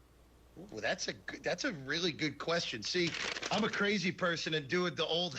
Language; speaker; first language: English; native; English